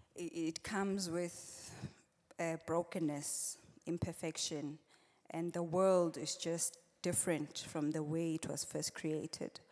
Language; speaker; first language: English; non-native, local second language; Swati